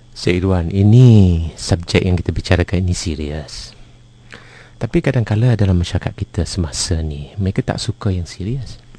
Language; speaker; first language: Malay; native; Malay